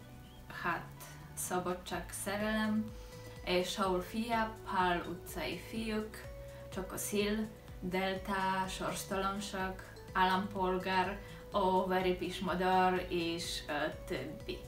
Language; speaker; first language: Hungarian; non-native, learner; Polish